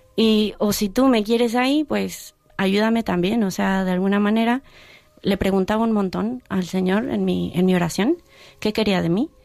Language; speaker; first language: Spanish; early bilingual, heritage; Spanish